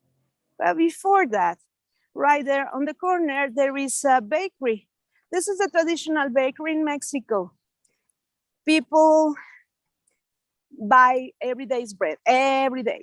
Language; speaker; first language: English; non-native, fluent; Spanish